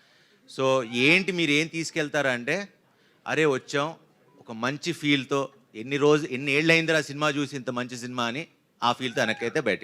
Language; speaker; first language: Telugu; native; Telugu